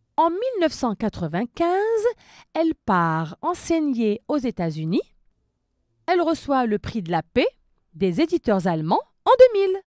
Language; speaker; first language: French; non-native, local second language; Arabic